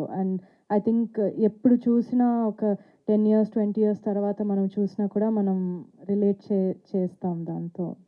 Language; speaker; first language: Telugu; non-native, fluent; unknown